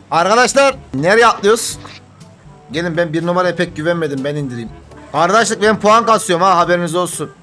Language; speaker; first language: Turkish; native; Turkish